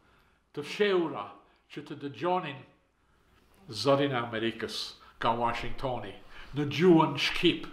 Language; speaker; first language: Albanian; early bilingual, heritage; Albanian